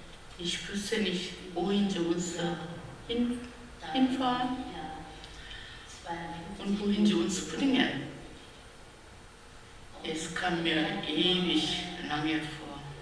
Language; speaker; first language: German; non-native, fluent; Korean